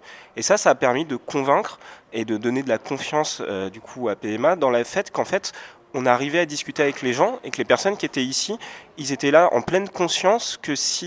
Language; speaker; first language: French; native; French